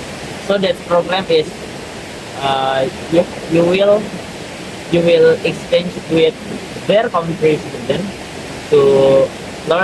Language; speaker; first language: English; non-native, learner; Indonesian